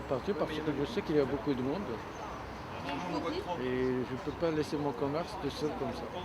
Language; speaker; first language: French; native; French